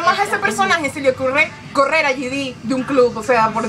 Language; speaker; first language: Spanish; native; Spanish